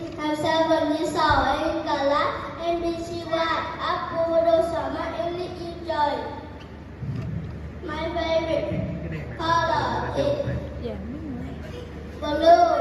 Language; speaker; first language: English; non-native, learner; Vietnamese